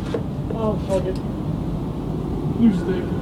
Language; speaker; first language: English; native; English